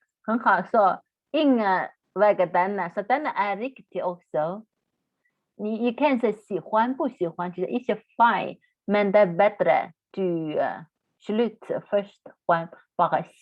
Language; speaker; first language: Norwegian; non-native, fluent; Chinese